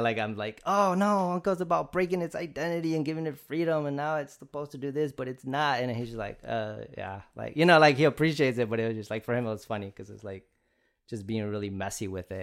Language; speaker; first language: English; early bilingual, other home language; Spanish